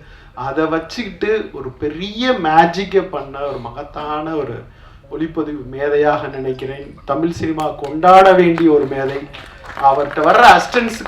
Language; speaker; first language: Tamil; native; Tamil